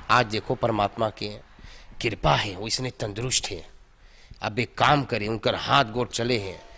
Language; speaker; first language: Hindi; early bilingual, heritage; Hindi